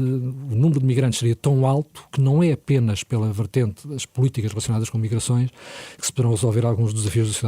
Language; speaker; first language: Portuguese; native; Portuguese